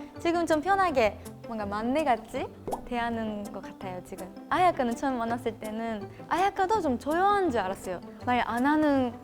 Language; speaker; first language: Korean; non-native, fluent; Japanese